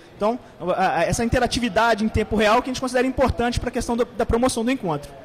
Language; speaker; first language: Portuguese; native; Portuguese